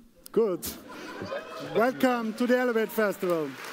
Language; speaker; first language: English; non-native, fluent; German